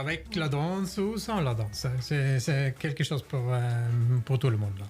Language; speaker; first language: French; non-native, fluent; Norwegian